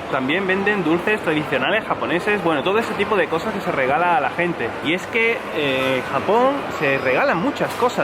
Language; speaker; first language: Spanish; native; Spanish